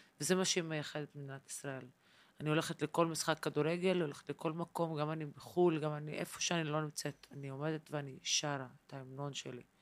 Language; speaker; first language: Hebrew; non-native, local second language; Arabic